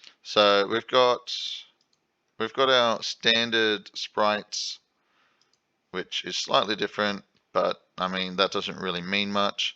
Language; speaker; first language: English; native; English